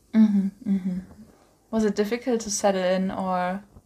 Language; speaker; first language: English; non-native, fluent; German